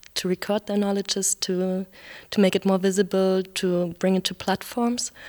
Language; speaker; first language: English; non-native, fluent; German